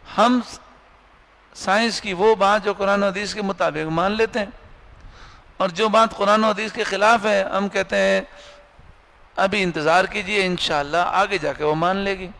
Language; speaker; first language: Urdu; native; Urdu